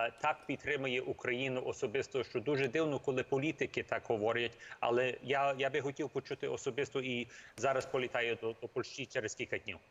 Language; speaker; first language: Ukrainian; early bilingual, heritage; Ukrainian